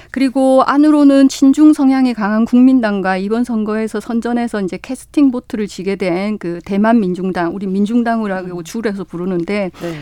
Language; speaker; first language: Korean; native; Korean